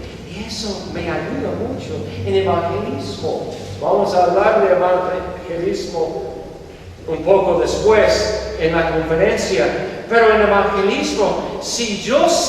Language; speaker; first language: Spanish; non-native, fluent; English